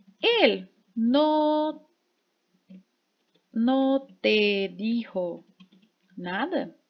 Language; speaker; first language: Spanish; non-native, fluent; Portuguese